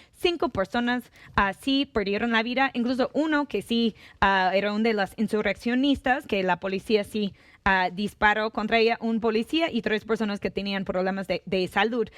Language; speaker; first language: Spanish; non-native, fluent; English